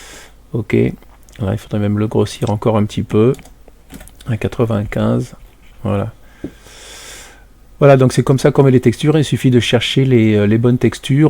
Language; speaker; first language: French; native; French